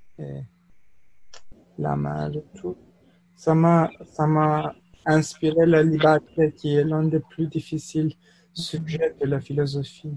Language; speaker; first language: French; non-native, fluent; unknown